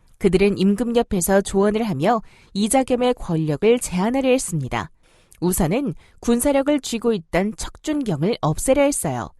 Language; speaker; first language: Korean; native; Korean